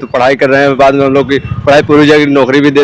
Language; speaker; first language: Hindi; native; Hindi